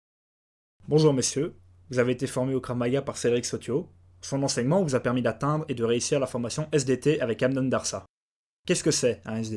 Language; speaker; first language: French; native; French